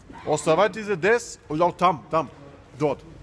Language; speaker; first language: German; native; German